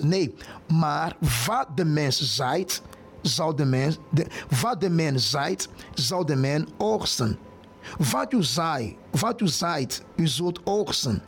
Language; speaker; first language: Dutch; non-native, fluent; Portuguese